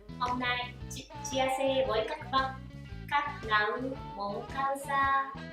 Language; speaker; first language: Vietnamese; non-native, learner; Japanese